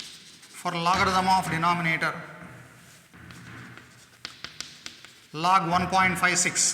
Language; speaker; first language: English; non-native, local second language; Kannada